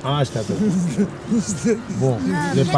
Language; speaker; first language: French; non-native, learner; Romanian